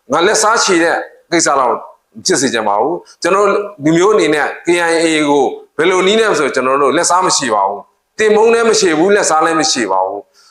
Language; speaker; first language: Burmese; non-native, local second language; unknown